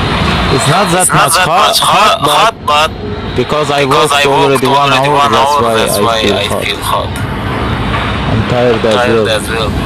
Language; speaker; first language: English; non-native, learner; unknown